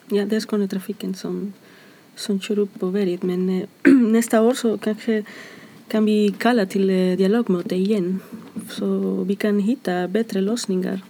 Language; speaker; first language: Swedish; non-native, fluent; Spanish